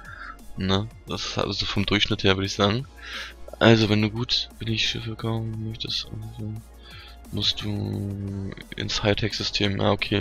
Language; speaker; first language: German; native; German